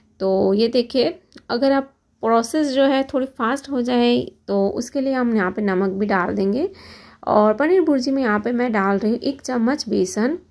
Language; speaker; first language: Hindi; non-native, local second language; Gujarati